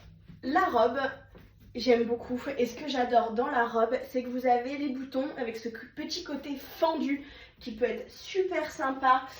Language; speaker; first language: French; native; French